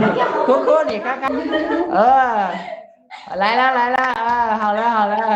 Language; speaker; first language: Chinese; non-native, learner; Hmong